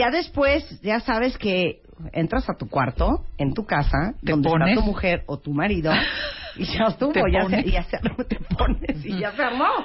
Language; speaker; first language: Spanish; native; Spanish